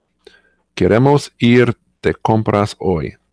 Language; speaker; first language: Spanish; non-native, learner; English